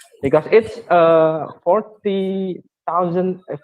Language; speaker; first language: English; non-native, learner; Indonesian